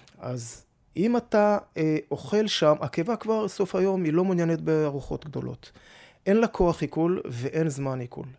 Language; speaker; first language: Hebrew; native; Hebrew